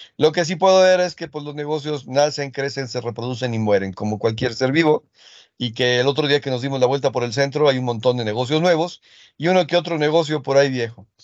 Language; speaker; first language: Spanish; early bilingual, other home language; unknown